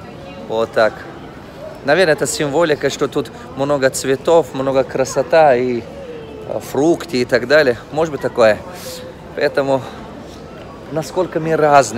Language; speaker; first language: Russian; non-native, local second language; Tajik